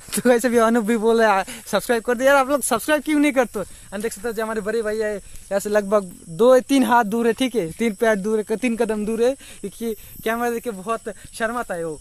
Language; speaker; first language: Hindi; non-native, local second language; Bangla